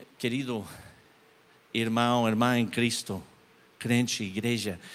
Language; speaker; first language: Portuguese; non-native, learner; Spanish